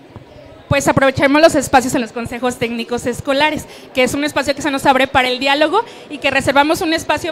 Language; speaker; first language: Spanish; native; Spanish